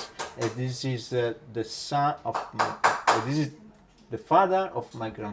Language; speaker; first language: English; non-native, learner; Italian